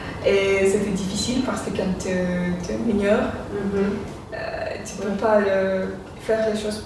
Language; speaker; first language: French; non-native, fluent; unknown